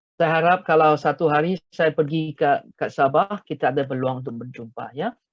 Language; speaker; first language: Malay; non-native, local second language; Chinese